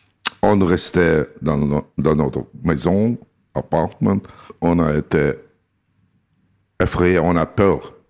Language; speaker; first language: French; non-native, learner; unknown